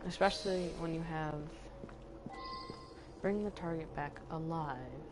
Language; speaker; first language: English; native; English